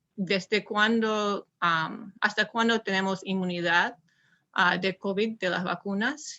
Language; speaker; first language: Spanish; non-native, learner; English